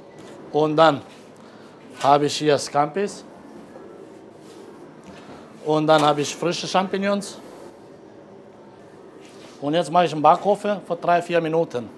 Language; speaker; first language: German; non-native, learner; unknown